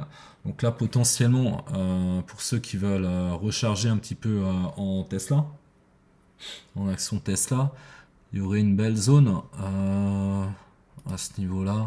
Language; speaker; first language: French; native; French